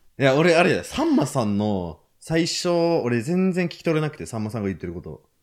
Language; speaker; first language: Japanese; non-native, fluent; English